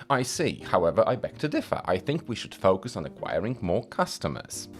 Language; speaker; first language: English; non-native, fluent; Polish